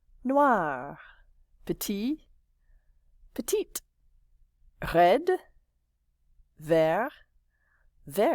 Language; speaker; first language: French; non-native, fluent; English